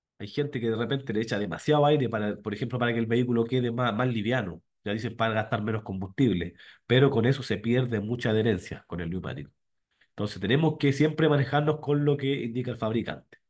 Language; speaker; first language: Spanish; native; Spanish